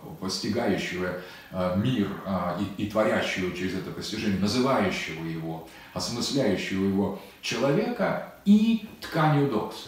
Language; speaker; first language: Russian; native; Russian